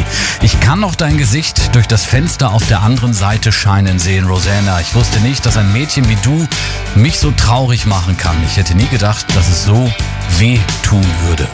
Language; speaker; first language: German; native; German